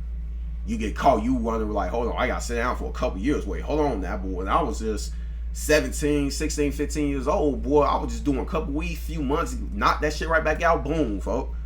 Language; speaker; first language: English; native; English